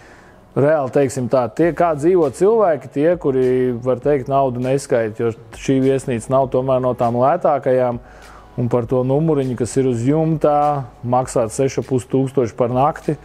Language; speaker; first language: Latvian; native; Latvian